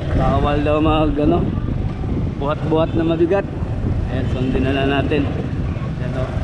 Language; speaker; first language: Filipino; non-native, local second language; Cebuano